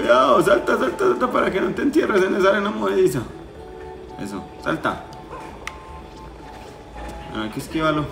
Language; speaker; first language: Spanish; native; Spanish